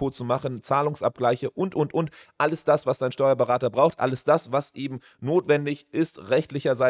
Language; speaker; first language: German; native; German